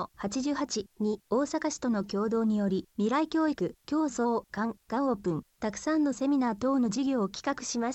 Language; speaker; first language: Japanese; native; Japanese